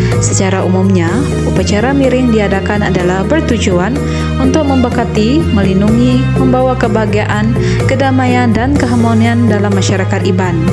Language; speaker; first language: Malay; non-native, local second language; Iban